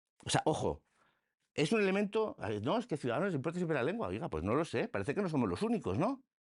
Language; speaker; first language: Spanish; native; Spanish